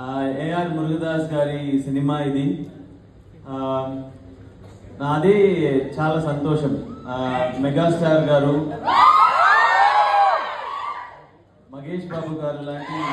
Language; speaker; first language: Telugu; non-native, learner; Tamil